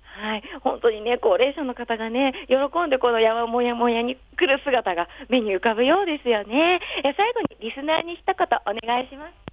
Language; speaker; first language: Japanese; native; Japanese